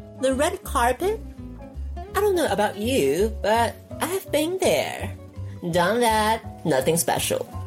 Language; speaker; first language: English; non-native, fluent; Chinese